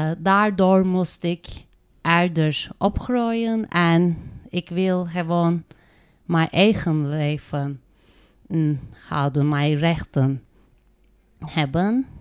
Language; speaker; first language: Dutch; non-native, learner; Turkish